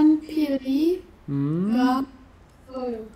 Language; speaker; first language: Korean; non-native, learner; Indonesian